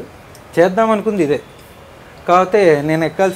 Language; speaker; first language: Telugu; native; Telugu